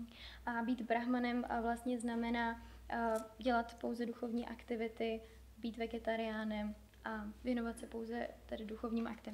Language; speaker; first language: Czech; native; Czech